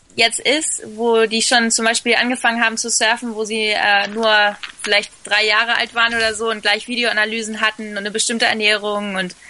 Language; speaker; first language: German; early bilingual, other home language; Spanish